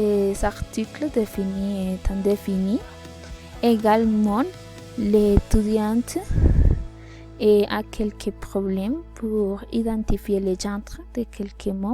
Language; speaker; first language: French; non-native, learner; Spanish